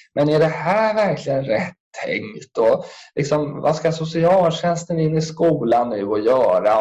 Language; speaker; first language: Swedish; native; Swedish